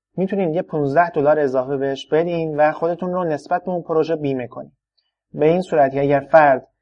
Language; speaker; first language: Persian; native; Persian